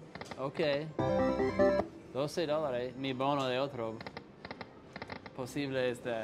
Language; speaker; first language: Spanish; non-native, learner; English